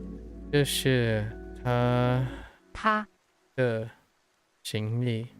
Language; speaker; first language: Chinese; non-native, learner; English